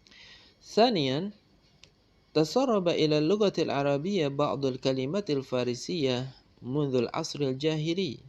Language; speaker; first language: Arabic; non-native, fluent; Indonesian